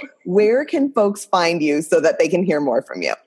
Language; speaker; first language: English; non-native, fluent; Portuguese